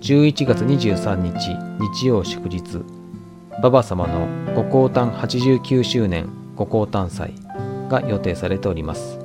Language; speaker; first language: Japanese; native; Japanese